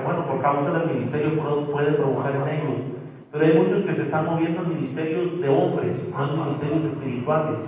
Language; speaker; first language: Spanish; native; Spanish